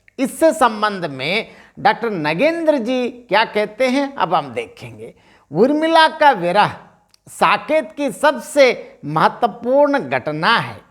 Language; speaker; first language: Hindi; non-native, local second language; Telugu